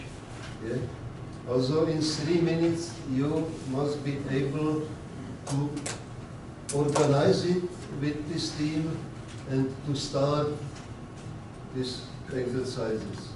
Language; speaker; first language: English; non-native, learner; Czech